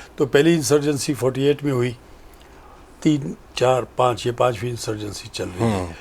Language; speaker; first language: Urdu; non-native, local second language; Pashto